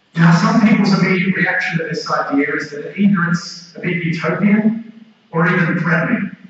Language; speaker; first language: English; native; English